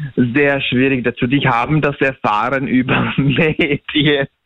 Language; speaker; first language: German; non-native, fluent; Bosnian